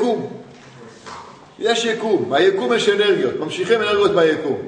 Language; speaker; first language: Hebrew; native; Hebrew